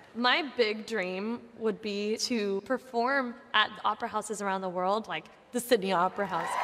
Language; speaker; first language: English; native; English